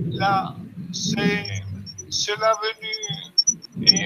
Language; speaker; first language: French; non-native, fluent; Spanish